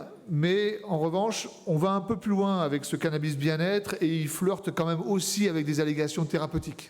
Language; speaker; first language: French; native; French